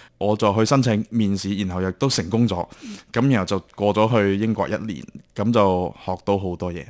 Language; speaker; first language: Cantonese; native; Cantonese